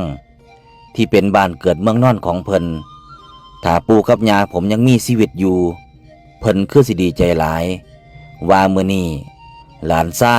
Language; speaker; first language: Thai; non-native, local second language; Lao